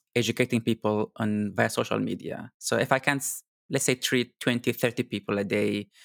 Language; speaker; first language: English; non-native, fluent; Arabic